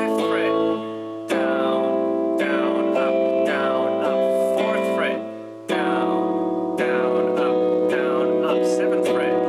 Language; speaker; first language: English; native; English